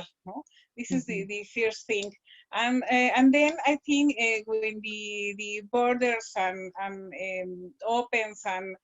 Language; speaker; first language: English; non-native, learner; Spanish